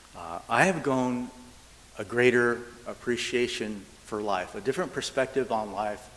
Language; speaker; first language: English; native; English